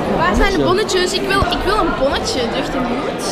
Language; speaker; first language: Dutch; native; Dutch